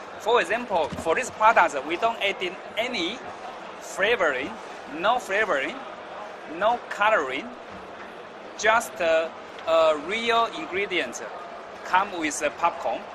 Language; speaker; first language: English; non-native, learner; Chinese